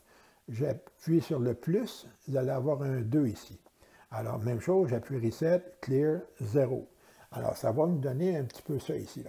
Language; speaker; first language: French; native; French